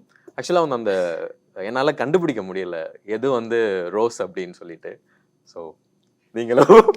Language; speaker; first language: Tamil; native; Tamil